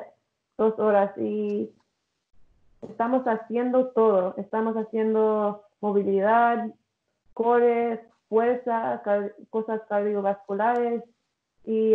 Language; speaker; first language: Spanish; early bilingual, heritage; English